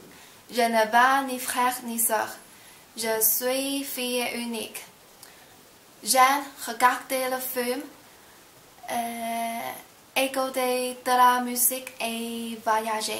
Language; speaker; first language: French; non-native, learner; Chinese